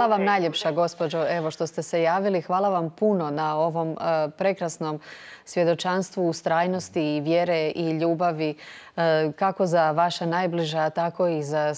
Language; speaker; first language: Croatian; native; Croatian